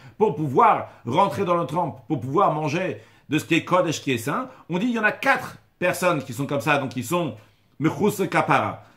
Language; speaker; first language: French; native; French